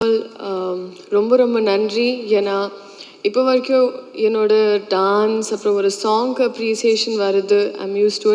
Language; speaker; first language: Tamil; non-native, fluent; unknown